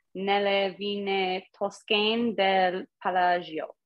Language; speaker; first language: Italian; non-native, learner; English